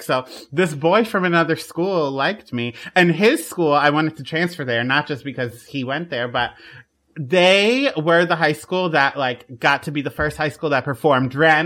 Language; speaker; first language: English; native; English